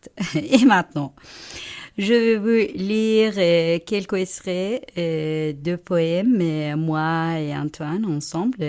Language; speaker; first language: French; non-native, fluent; Persian